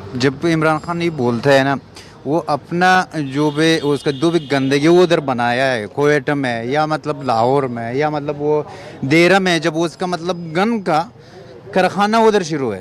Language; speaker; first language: Hindi; non-native, learner; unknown